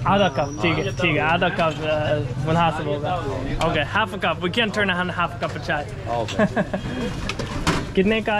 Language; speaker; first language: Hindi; non-native, fluent; English